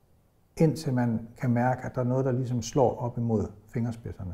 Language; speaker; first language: Danish; native; Danish